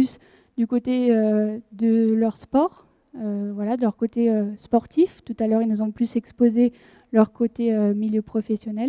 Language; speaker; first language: French; native; French